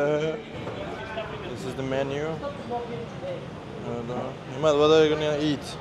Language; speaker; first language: English; non-native, fluent; Turkish